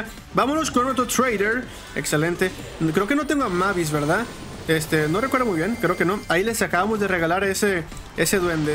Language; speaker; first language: Spanish; native; Spanish